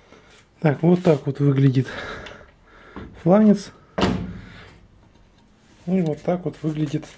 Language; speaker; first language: Russian; native; Russian